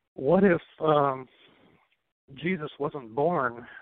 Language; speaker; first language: English; native; English